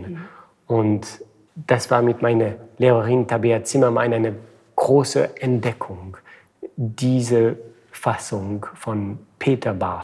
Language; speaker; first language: German; non-native, fluent; French